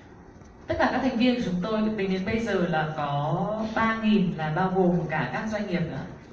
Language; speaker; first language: Vietnamese; native; Vietnamese